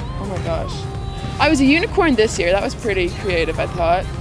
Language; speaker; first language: English; native; English